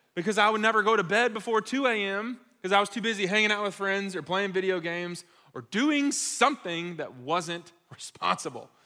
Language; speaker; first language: English; native; English